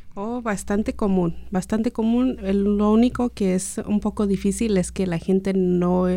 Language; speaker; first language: Spanish; early bilingual, heritage; Spanish